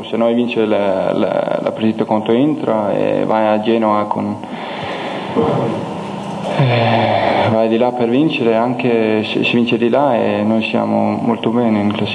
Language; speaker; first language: Italian; non-native, learner; Danish